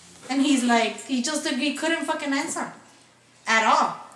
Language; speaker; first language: English; early bilingual, other home language; Spanish